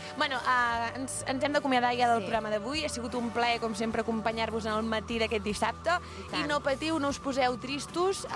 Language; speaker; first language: Catalan; native; Catalan